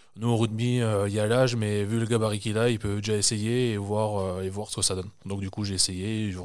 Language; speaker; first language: French; native; French